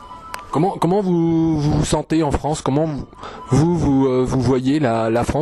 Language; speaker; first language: French; native; French